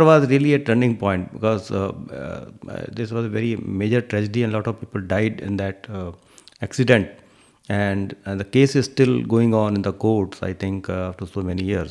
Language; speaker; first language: English; non-native, local second language; Hindi